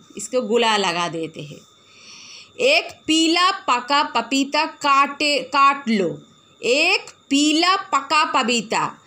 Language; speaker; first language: Hindi; non-native, local second language; Bangla